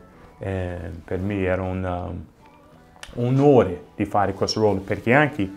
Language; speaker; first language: Italian; non-native, fluent; English